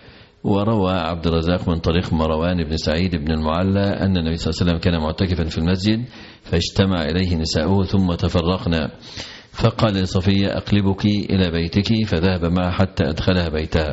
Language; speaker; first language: Arabic; native; Arabic